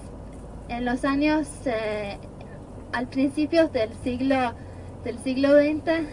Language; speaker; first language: Spanish; non-native, fluent; Norwegian